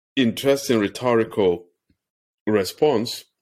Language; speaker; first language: English; non-native, local second language; Igbo